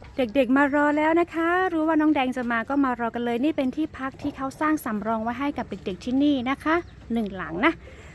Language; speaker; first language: Thai; non-native, local second language; Karen languages